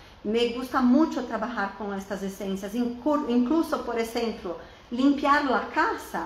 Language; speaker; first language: Spanish; non-native, fluent; Portuguese